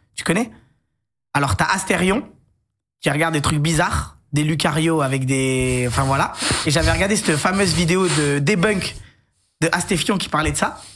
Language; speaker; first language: French; native; French